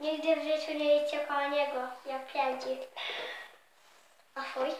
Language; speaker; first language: Polish; early bilingual, heritage; Polish